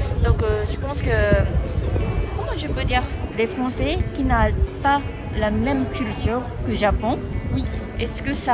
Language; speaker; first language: French; non-native, fluent; Japanese